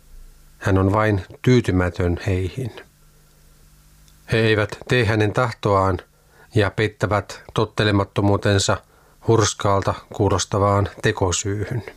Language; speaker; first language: Finnish; native; Finnish